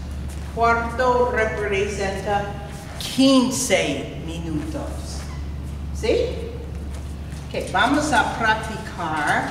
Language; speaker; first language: Spanish; non-native, fluent; English